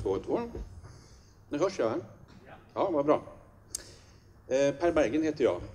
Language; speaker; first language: Swedish; native; Swedish